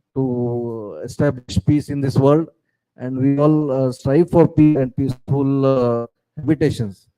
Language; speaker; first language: English; non-native, local second language; Marathi